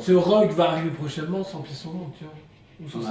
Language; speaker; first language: French; native; French